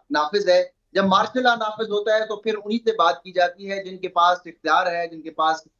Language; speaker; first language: Urdu; native; Urdu